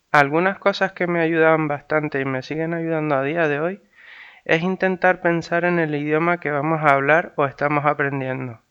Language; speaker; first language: Spanish; early bilingual, other home language; Serbian